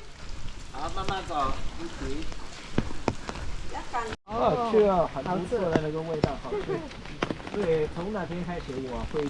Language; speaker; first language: Chinese; non-native, fluent; Vietnamese